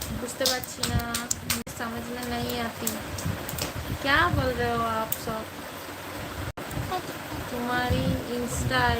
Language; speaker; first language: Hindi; non-native, local second language; Bangla